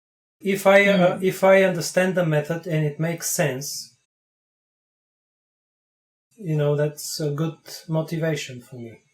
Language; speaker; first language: English; non-native, fluent; Bulgarian